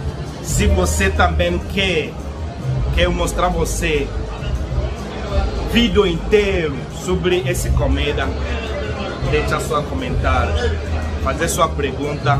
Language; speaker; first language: Portuguese; non-native, learner; Igbo